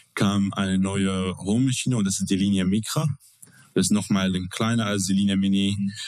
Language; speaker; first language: German; non-native, fluent; Arabic